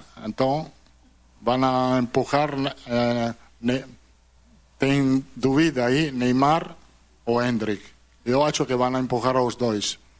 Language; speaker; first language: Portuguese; non-native, learner; Italian